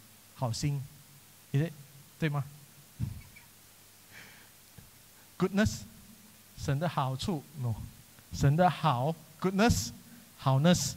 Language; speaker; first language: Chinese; non-native, local second language; English